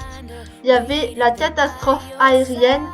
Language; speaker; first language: French; early bilingual, other home language; Korean